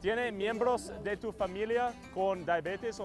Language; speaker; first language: Spanish; non-native, learner; English